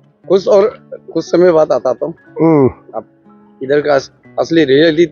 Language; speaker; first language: Hindi; non-native, local second language; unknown